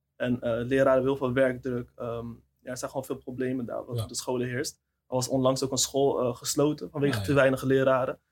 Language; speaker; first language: Dutch; native; Dutch